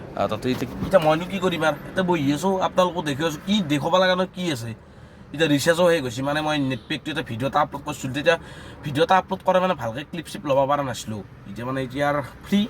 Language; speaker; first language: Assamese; native; Assamese